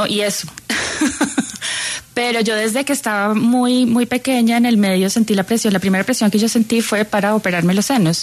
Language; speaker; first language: Spanish; native; Spanish